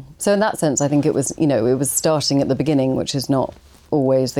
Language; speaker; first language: English; native; English